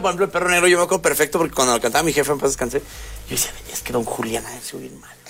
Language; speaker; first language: Spanish; native; Spanish